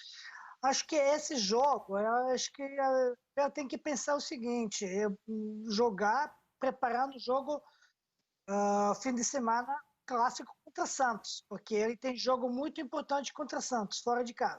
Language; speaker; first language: Portuguese; non-native, fluent; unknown